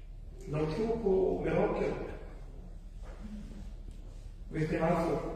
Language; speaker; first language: Swedish; non-native, fluent; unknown